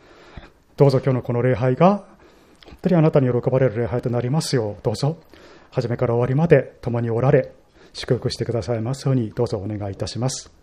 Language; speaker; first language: Japanese; native; Japanese